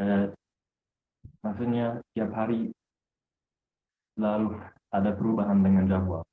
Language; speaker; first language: Indonesian; non-native, fluent; English